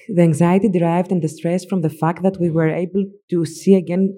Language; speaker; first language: English; non-native, fluent; Greek